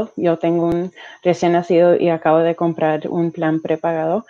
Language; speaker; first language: Spanish; early bilingual, heritage; Spanish